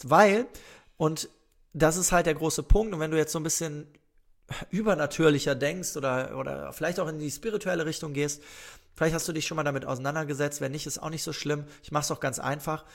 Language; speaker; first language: German; native; German